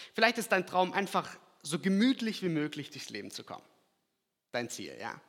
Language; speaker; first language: German; early bilingual, other home language; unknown